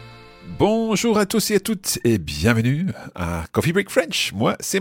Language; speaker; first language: French; non-native, fluent; English